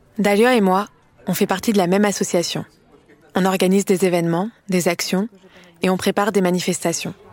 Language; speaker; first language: French; early bilingual, other home language; Persian